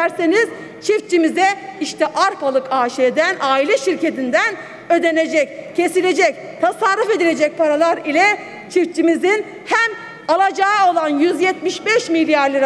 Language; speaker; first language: Turkish; native; Turkish